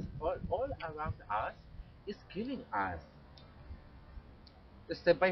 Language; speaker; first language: English; non-native, learner; Spanish